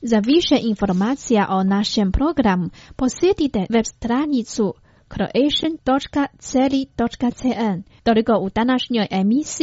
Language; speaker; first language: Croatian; non-native, fluent; Chinese